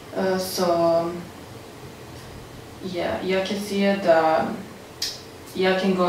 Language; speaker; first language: Danish; non-native, learner; Serbian